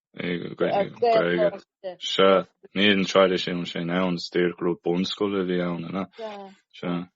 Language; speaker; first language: Irish; non-native, local second language; English